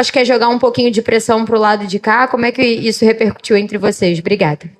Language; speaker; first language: Portuguese; native; Portuguese